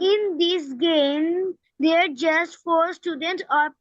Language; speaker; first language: English; non-native, learner; Bangla